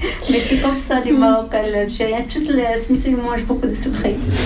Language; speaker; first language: French; non-native, learner; Arabic